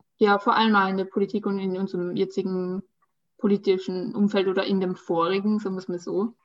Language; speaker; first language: German; early bilingual, other home language; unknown